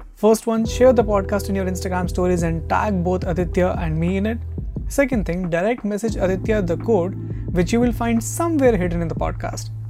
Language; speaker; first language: English; non-native, local second language; Hindi